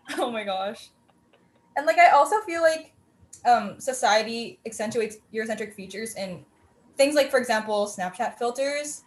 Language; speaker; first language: English; native; English